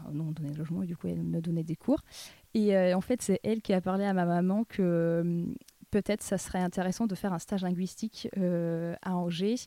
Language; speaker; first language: French; non-native, fluent; Russian